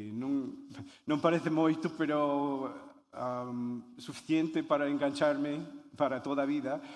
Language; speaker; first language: Galician; non-native, learner; English